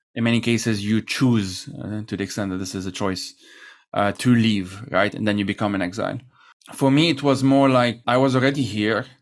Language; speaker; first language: English; non-native, fluent; Arabic